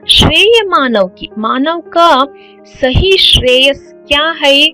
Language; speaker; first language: Hindi; non-native, local second language; Kannada